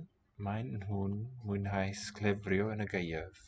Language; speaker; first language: Welsh; non-native, learner; English